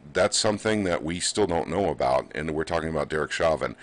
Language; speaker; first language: English; native; English